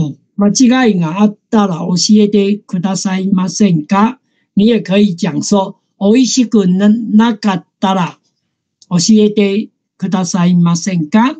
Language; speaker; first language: Japanese; non-native, fluent; Chinese